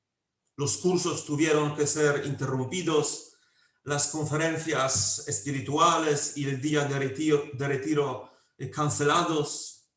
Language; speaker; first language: Spanish; non-native, fluent; Polish